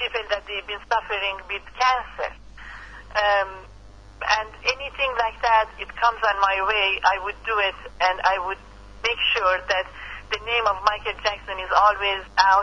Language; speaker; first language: English; non-native, fluent; Persian